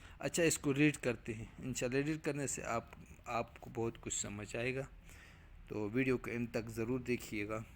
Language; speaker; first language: Urdu; non-native, local second language; Punjabi